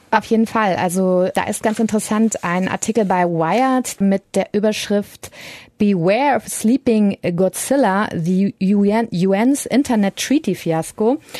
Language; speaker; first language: German; native; German